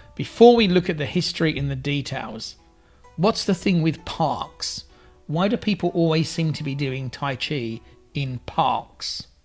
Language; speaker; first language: English; native; English